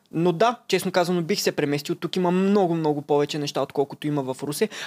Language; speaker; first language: Bulgarian; non-native, local second language; Turkish